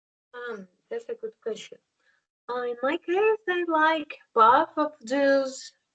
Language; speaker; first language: English; non-native, learner; Spanish